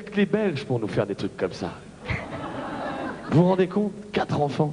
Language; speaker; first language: French; native; French